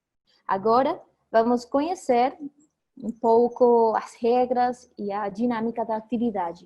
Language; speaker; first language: Portuguese; non-native, fluent; Spanish